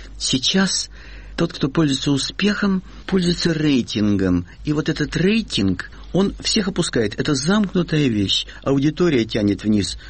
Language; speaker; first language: Russian; native; Russian